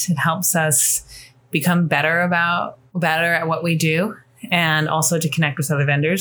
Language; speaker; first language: English; native; English